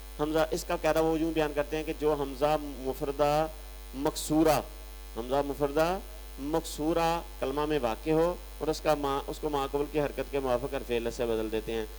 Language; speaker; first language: Urdu; non-native, local second language; Punjabi